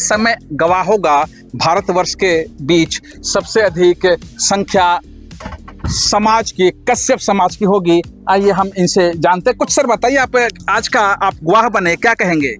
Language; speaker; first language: Hindi; native; Hindi